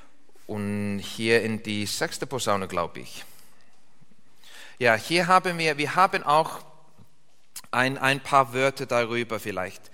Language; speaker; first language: German; non-native, learner; English